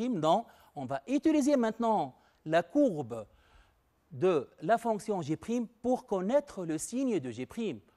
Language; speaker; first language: French; non-native, local second language; Arabic